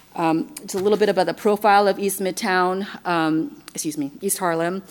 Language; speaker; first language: English; non-native, fluent; Chinese